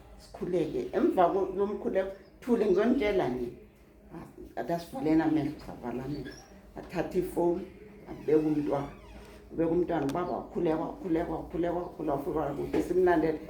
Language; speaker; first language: Zulu; native; Zulu